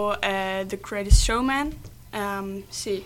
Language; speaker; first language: Spanish; non-native, learner; German